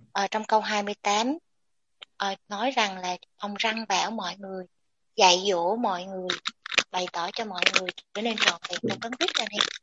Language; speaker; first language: Vietnamese; native; Vietnamese